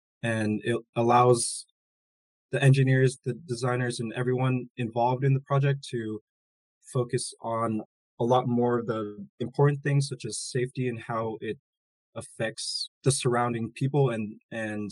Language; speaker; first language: English; native; English